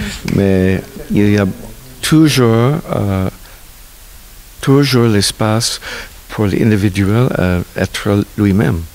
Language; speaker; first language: French; non-native, learner; English